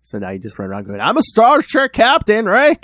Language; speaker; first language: English; native; English